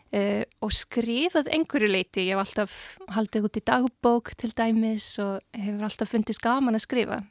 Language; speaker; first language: Icelandic; non-native, fluent; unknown